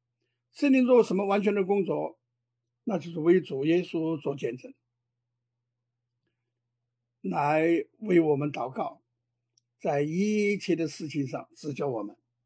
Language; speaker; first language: Chinese; native; Chinese